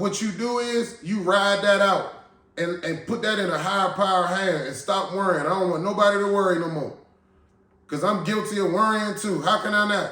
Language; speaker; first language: English; native; English